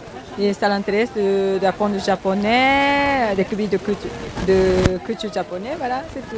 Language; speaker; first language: French; non-native, learner; Japanese